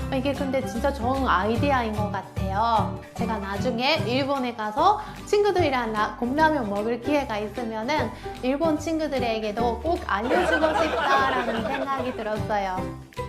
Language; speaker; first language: Korean; non-native, fluent; Japanese